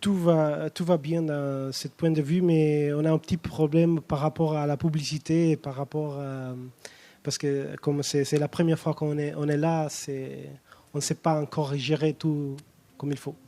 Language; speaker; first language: French; non-native, fluent; Romanian